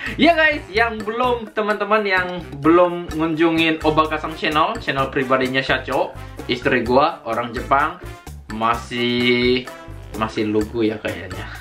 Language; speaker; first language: Indonesian; native; Indonesian